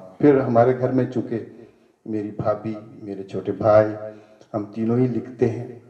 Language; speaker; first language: Urdu; native; Urdu